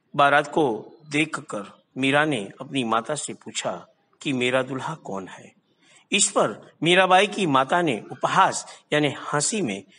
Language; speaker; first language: Hindi; non-native, local second language; Gujarati